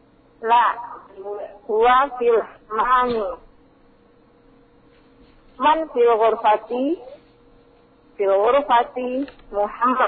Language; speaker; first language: Arabic; non-native, learner; Indonesian